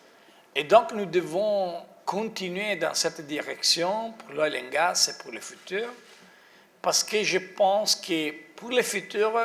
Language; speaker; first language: French; non-native, fluent; Italian